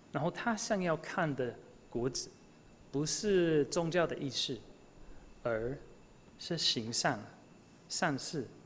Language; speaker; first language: Chinese; non-native, fluent; English